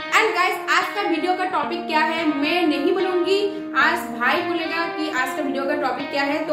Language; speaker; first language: Hindi; non-native, local second language; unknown